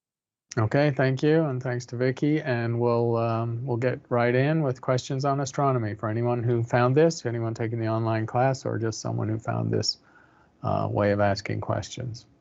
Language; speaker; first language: English; native; English